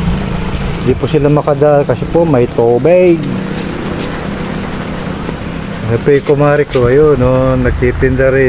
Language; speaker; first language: Filipino; native; Filipino